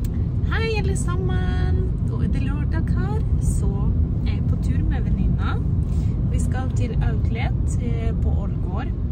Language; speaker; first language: Norwegian; non-native, fluent; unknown